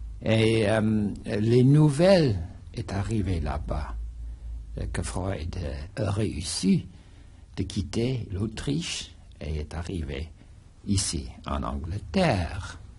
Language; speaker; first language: French; non-native, fluent; English